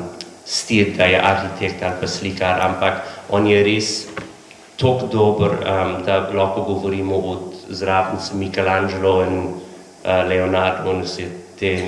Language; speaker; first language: Slovenian; non-native, learner; English